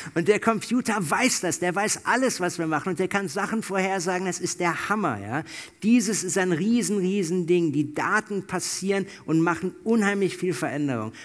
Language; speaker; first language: German; native; German